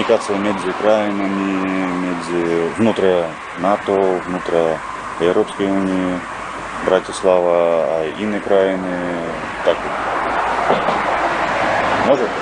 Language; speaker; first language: Slovak; non-native, learner; Russian